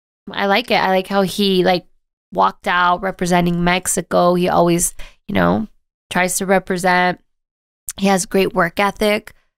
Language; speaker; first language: English; early bilingual, other home language; Spanish